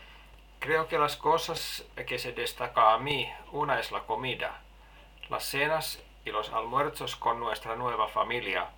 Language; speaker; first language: Spanish; non-native, learner; Finnish